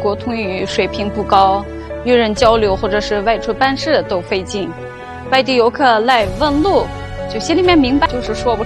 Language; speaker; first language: Chinese; non-native, local second language; Uyghur